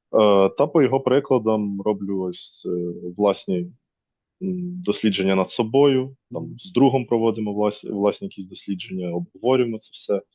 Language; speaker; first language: Ukrainian; native; Ukrainian